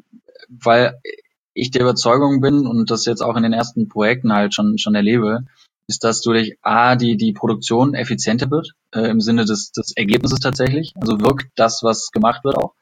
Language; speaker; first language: German; native; German